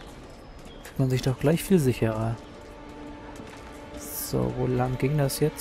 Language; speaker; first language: German; native; German